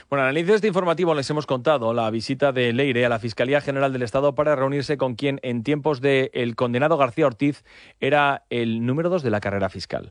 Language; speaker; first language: Spanish; native; Spanish